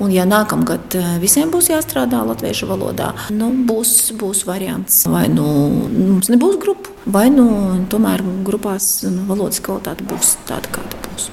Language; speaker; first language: Latvian; non-native, local second language; Russian